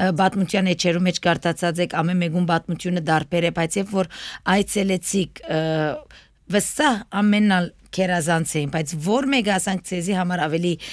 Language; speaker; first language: Armenian; early bilingual, heritage; Armenian